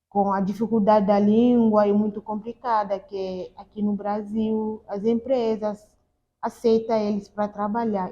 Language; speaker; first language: Portuguese; non-native, learner; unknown